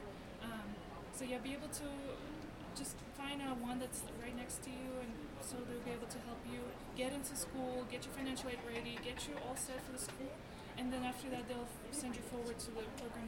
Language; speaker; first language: English; non-native, fluent; Russian